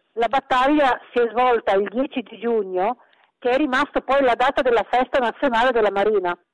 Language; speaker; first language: Italian; native; Italian